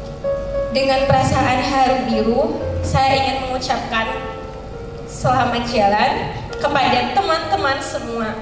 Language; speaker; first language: Indonesian; native; Indonesian